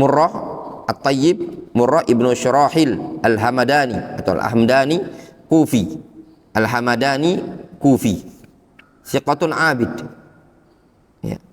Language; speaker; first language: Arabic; non-native, fluent; Indonesian